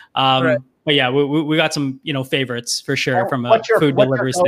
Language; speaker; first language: English; native; English